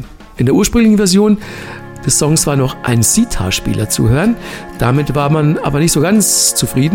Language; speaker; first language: German; native; German